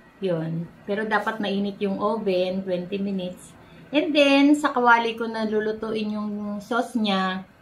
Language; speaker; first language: Filipino; non-native, local second language; Bikol